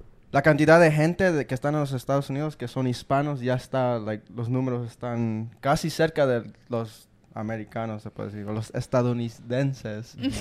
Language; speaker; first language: Spanish; early bilingual, heritage; Spanish